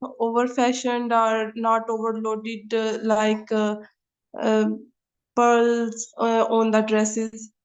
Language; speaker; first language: English; non-native, learner; Urdu